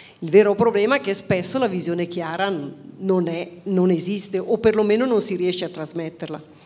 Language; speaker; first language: Italian; native; Italian